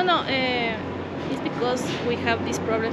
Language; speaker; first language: English; non-native, learner; Spanish